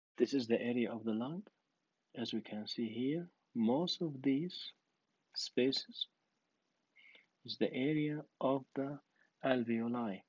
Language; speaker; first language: English; non-native, fluent; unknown